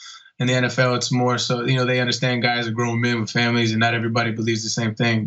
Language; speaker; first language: English; native; English